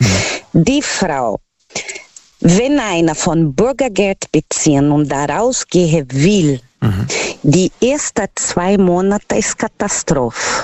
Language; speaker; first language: German; non-native, learner; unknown